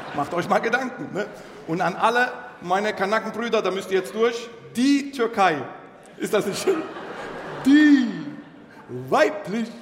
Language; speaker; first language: German; early bilingual, other home language; Turkish